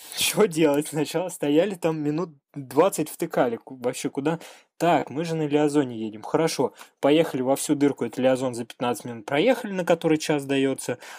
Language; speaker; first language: Russian; native; Russian